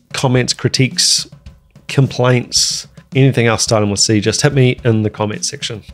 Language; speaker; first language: English; native; English